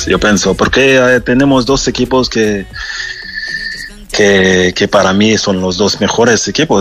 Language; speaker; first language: Spanish; non-native, fluent; French